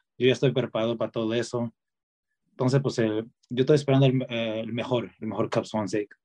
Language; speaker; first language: Spanish; early bilingual, heritage; Spanish